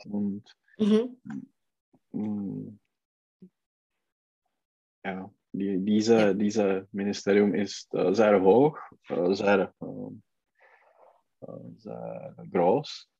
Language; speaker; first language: German; non-native, learner; Czech